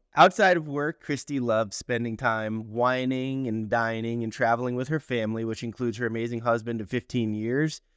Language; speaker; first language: English; native; English